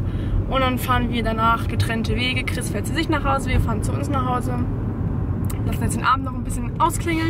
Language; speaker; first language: German; native; German